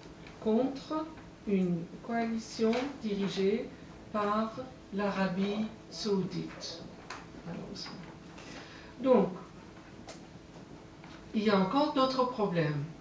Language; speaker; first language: French; non-native, fluent; Persian